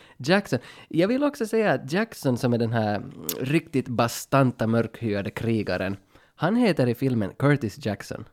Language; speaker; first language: Swedish; native; Swedish